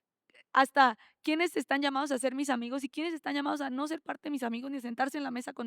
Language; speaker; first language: Spanish; native; Spanish